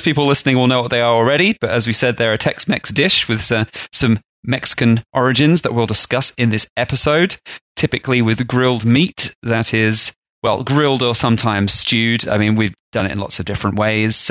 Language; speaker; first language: English; native; English